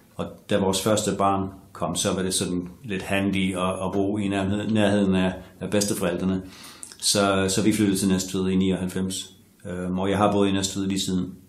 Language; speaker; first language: Danish; non-native, fluent; English